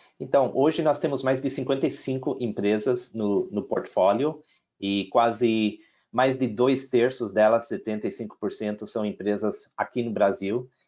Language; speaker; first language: Portuguese; non-native, fluent; English